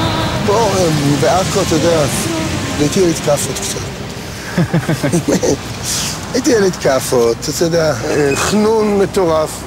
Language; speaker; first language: Hebrew; native; Hebrew